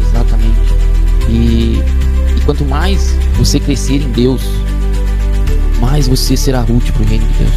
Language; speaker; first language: Portuguese; native; Portuguese